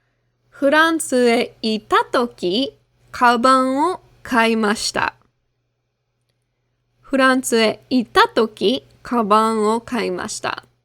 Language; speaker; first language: Japanese; non-native, fluent; English